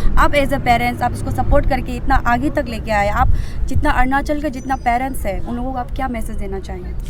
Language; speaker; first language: Hindi; non-native, local second language; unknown